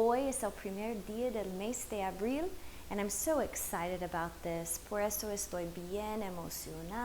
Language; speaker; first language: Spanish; non-native, fluent; English